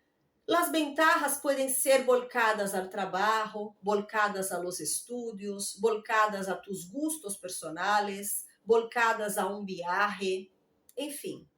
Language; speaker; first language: Spanish; non-native, fluent; Portuguese